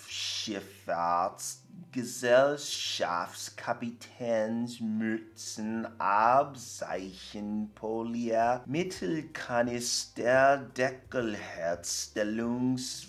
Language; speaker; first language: German; non-native, learner; English